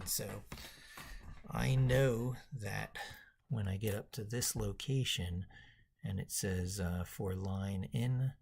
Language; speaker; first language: English; native; English